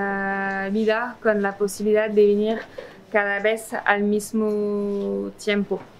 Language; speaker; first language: Spanish; non-native, fluent; French